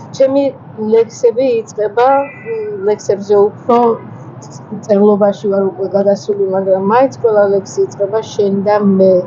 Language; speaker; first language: Georgian; native; Georgian